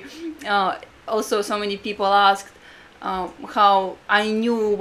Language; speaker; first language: English; non-native, fluent; Latvian